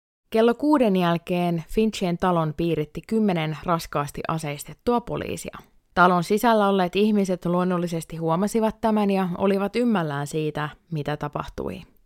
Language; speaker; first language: Finnish; native; Finnish